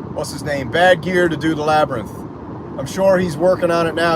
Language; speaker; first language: English; native; English